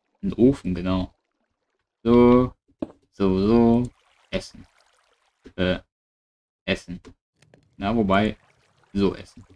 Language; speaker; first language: German; native; German